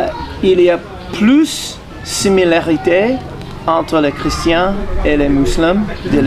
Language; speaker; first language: French; non-native, learner; English